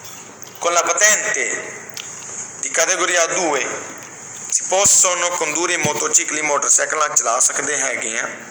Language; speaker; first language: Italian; non-native, fluent; Punjabi